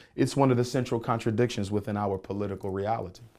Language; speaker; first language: English; native; English